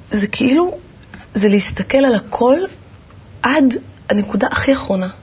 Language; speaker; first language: Hebrew; native; Hebrew